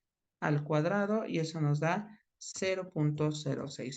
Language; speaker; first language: Spanish; native; Spanish